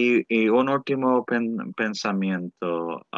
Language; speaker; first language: Spanish; early bilingual, heritage; Spanish